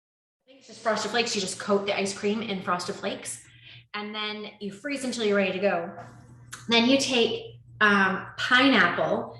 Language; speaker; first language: English; native; English